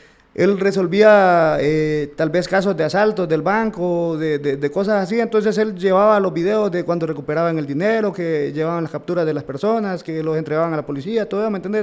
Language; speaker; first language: Spanish; native; Spanish